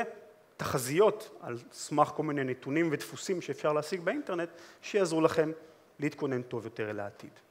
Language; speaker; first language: Hebrew; native; Hebrew